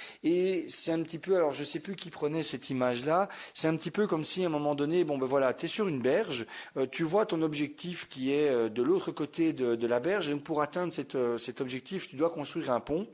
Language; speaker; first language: French; native; French